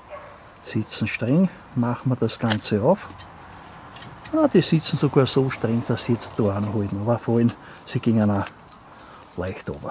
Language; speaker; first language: German; native; German